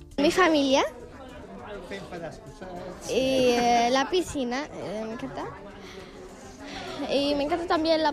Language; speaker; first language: Catalan; non-native, learner; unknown